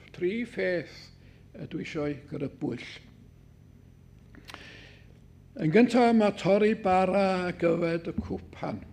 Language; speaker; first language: Welsh; native; Welsh